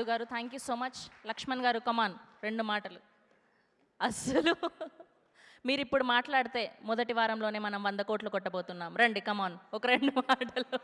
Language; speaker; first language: Telugu; native; Telugu